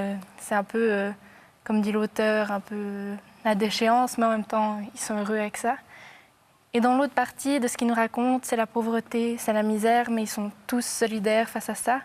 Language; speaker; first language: French; native; French